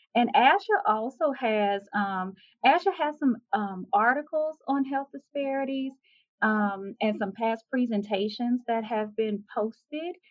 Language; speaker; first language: English; native; English